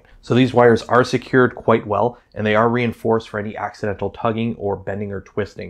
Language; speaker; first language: English; native; English